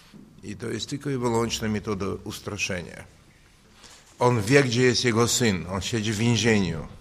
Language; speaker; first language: Polish; non-native, learner; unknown